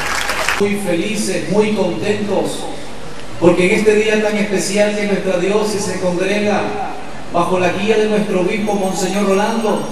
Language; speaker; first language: Spanish; native; Spanish